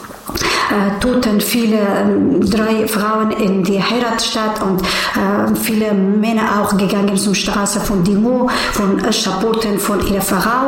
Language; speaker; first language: German; non-native, learner; Persian